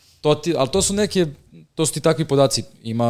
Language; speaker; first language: Serbian; native; Serbian